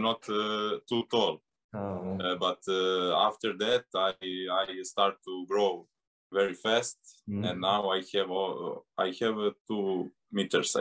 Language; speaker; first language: English; non-native, learner; Serbian